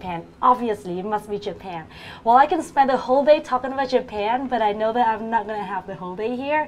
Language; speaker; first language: English; non-native, fluent; Vietnamese